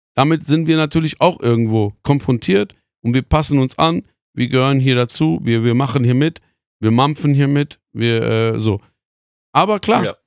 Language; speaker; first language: German; early bilingual, other home language; Persian